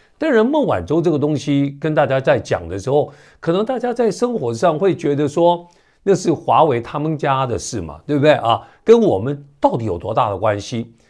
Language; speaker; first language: Chinese; native; Chinese